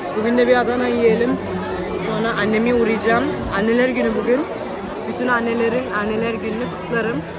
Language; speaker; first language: Turkish; early bilingual, heritage; Turkish